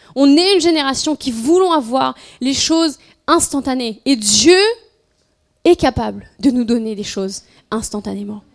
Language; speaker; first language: French; non-native, fluent; Spanish